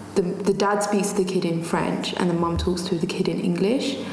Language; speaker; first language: English; non-native, local second language; Tamil